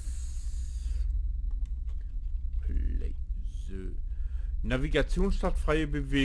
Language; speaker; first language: German; native; German